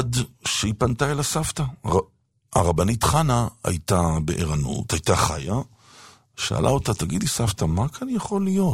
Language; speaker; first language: Hebrew; native; Hebrew